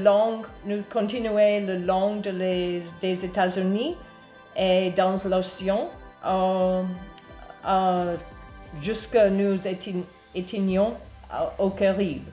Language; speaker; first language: French; non-native, learner; English